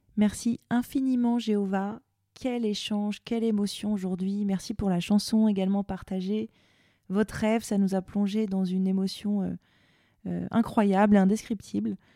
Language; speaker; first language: French; native; French